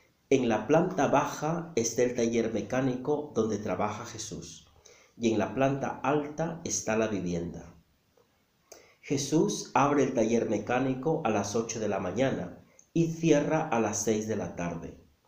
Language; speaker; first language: Spanish; native; Spanish